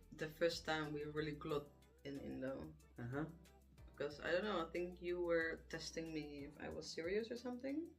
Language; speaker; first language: English; non-native, learner; Dutch